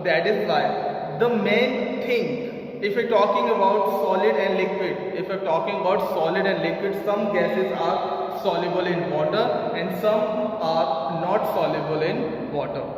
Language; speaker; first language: English; non-native, local second language; Hindi